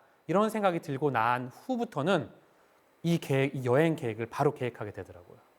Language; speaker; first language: Korean; native; Korean